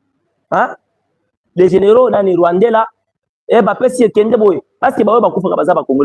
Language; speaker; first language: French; non-native, local second language; Lingala